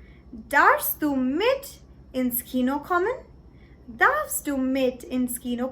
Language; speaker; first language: German; non-native, learner; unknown